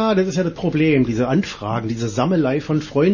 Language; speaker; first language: German; native; German